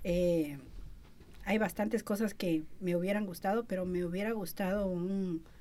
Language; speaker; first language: Spanish; early bilingual, other home language; English